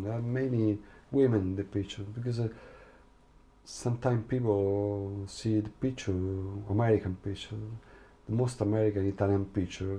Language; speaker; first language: English; non-native, learner; Italian